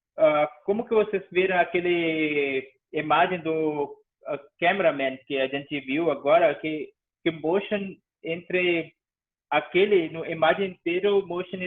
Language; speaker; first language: Portuguese; non-native, fluent; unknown